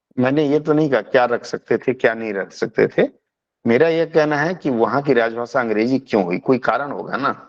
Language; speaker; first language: Hindi; native; Hindi